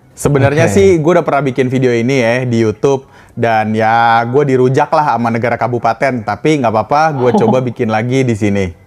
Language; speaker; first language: Indonesian; native; Indonesian